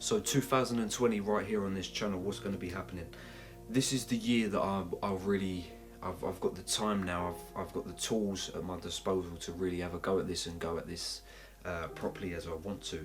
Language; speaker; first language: English; native; English